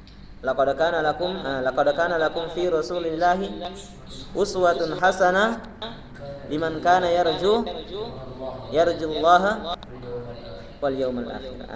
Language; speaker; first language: Arabic; non-native, fluent; Indonesian